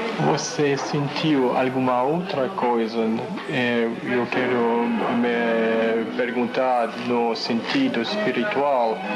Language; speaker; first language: Portuguese; non-native, learner; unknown